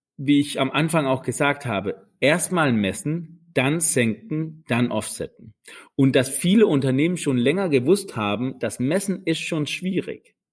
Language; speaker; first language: German; non-native, fluent; Danish